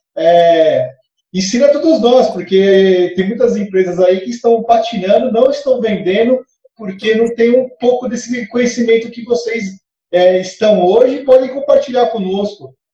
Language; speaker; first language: Portuguese; native; Portuguese